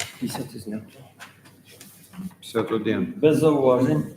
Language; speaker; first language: Ukrainian; native; Ukrainian